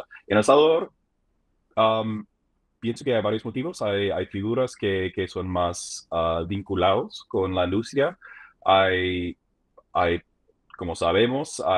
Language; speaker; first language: Spanish; non-native, fluent; English